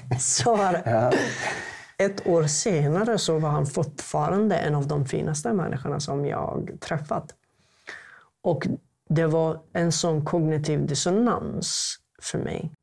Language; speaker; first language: Swedish; non-native, fluent; Arabic